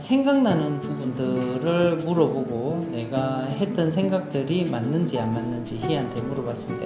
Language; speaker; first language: Korean; non-native, local second language; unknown